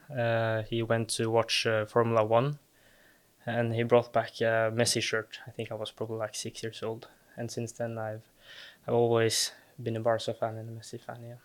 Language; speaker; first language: English; non-native, fluent; Norwegian